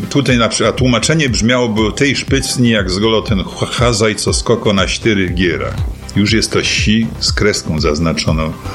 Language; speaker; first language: Polish; native; Polish